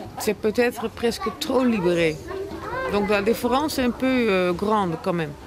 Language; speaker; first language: French; non-native, learner; Dutch